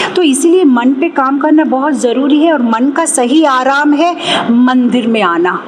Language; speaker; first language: Hindi; non-native, local second language; Telugu